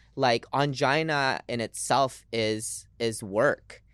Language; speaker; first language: English; early bilingual, other home language; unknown